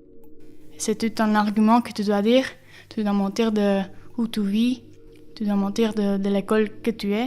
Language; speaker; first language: French; non-native, fluent; Spanish